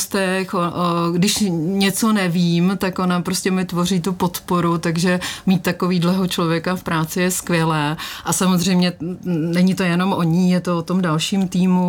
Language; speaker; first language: Czech; native; Czech